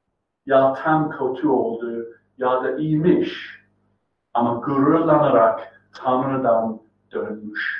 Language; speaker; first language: Turkish; non-native, fluent; English